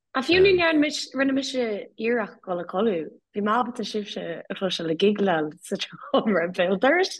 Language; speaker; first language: Irish; native; Irish